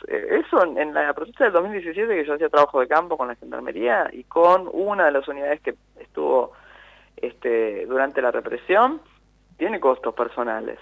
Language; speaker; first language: Spanish; native; Spanish